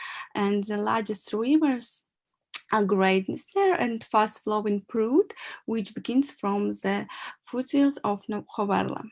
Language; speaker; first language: English; non-native, learner; Ukrainian